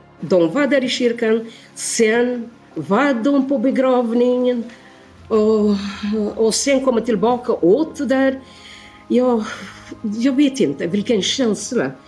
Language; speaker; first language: Swedish; non-native, learner; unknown